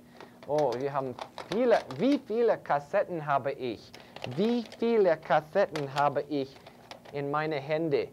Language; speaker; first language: German; non-native, fluent; English